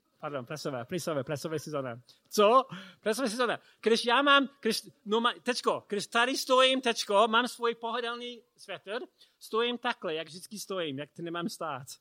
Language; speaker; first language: Czech; non-native, learner; English